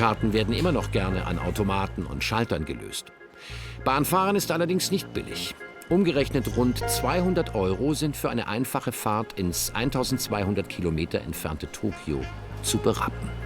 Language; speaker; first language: German; native; German